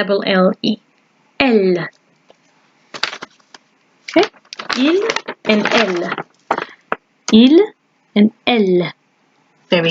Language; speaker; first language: French; non-native, fluent; English